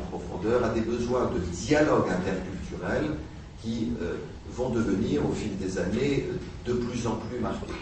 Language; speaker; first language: French; native; French